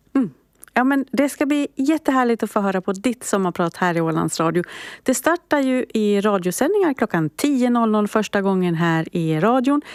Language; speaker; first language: Swedish; native; Swedish